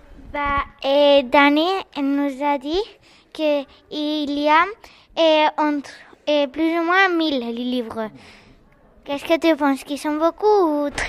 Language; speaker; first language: French; non-native, learner; Spanish